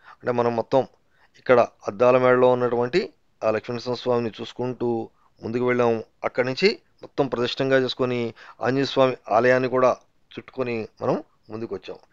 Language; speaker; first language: Telugu; native; Telugu